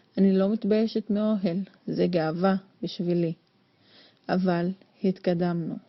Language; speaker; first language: Hebrew; non-native, local second language; Arabic